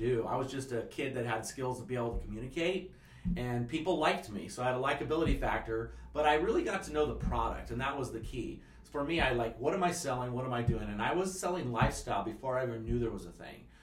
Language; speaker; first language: English; native; English